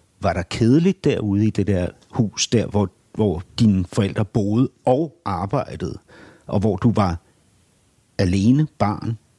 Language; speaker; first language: Danish; native; Danish